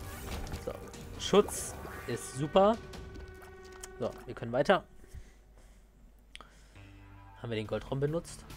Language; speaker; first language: German; native; German